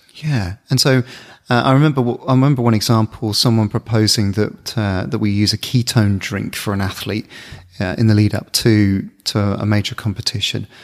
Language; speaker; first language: English; native; English